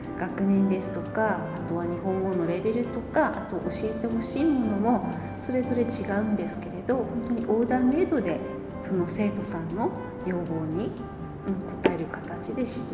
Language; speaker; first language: Japanese; native; Japanese